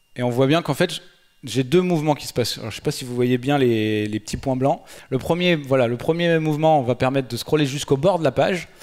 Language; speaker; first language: French; native; French